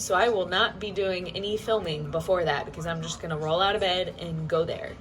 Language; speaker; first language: English; native; English